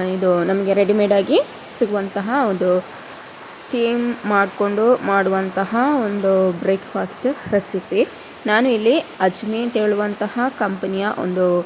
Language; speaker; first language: Kannada; non-native, local second language; Kodava